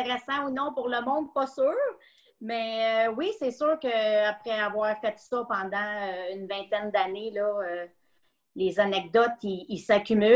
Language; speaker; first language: French; native; French